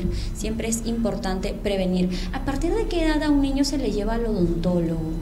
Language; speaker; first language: Spanish; native; Spanish